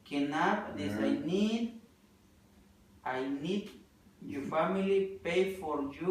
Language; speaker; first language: English; non-native, learner; Spanish